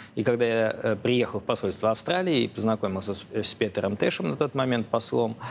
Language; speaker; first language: Russian; native; Russian